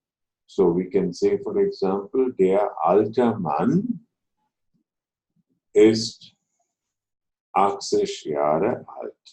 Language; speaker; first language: German; non-native, fluent; Telugu